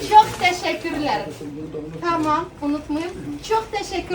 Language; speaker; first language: Turkish; non-native, learner; Russian